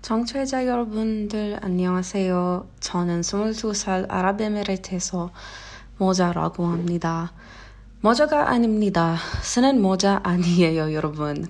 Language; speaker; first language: Korean; non-native, learner; Arabic